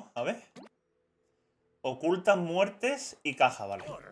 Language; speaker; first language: Spanish; native; Spanish